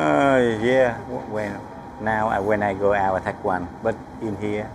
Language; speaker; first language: English; non-native, learner; Vietnamese